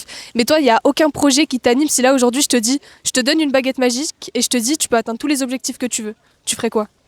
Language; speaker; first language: French; native; French